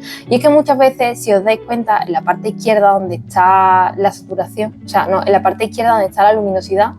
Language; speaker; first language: Spanish; native; Spanish